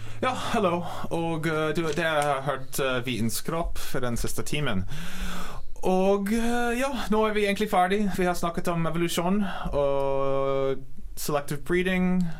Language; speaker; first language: Norwegian; non-native, learner; English